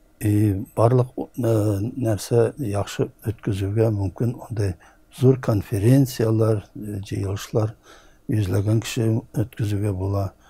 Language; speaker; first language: Tatar; early bilingual, heritage; Tatar